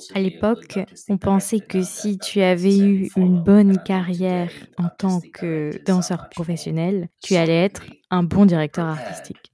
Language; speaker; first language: French; non-native, fluent; Swedish